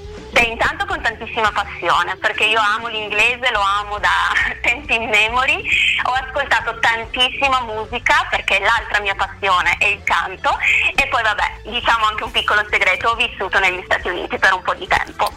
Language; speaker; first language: Italian; native; Italian